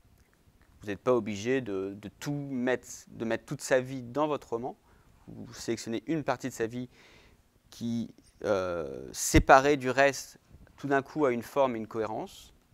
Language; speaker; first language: French; native; French